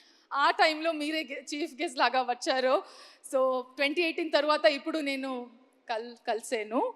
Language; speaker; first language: Telugu; non-native, learner; Kannada